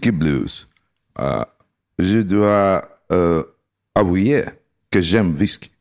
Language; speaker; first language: French; non-native, learner; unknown